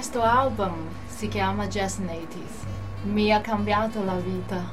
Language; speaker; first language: Italian; non-native, learner; Cantonese